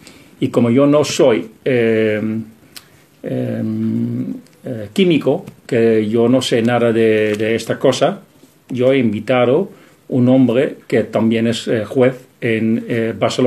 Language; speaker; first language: Spanish; non-native, fluent; Dutch